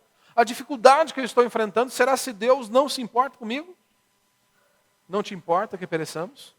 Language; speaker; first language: Portuguese; native; Portuguese